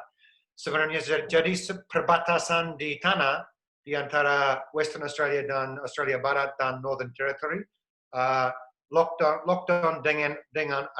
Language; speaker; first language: Indonesian; non-native, fluent; English